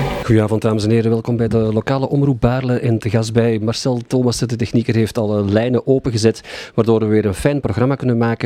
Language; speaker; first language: Dutch; native; Dutch